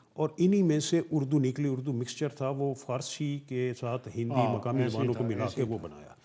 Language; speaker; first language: Urdu; non-native, local second language; Punjabi